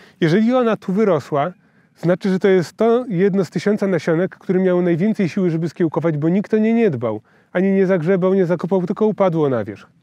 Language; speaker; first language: Polish; native; Polish